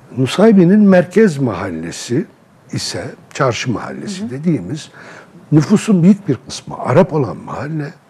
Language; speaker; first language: Turkish; non-native, local second language; Arabic